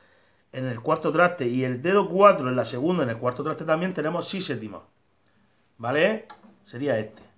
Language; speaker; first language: Spanish; native; Spanish